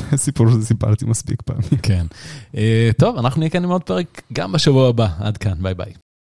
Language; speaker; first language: Hebrew; native; Hebrew